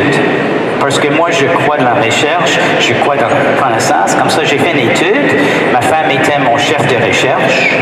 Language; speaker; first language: French; non-native, fluent; English